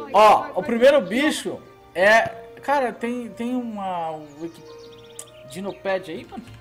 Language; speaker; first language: Portuguese; native; Portuguese